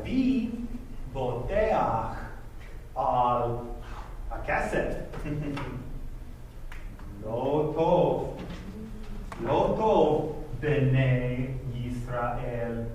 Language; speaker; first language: Hebrew; non-native, fluent; English